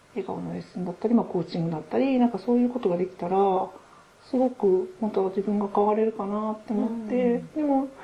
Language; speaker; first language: Japanese; native; Japanese